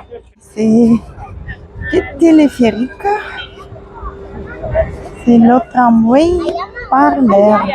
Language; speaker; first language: French; non-native, fluent; Russian